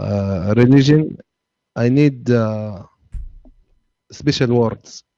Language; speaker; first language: English; non-native, learner; Arabic